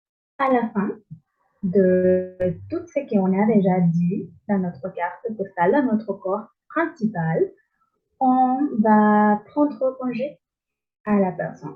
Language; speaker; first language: French; non-native, learner; Spanish